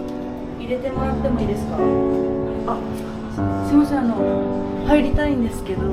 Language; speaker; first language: Japanese; native; Japanese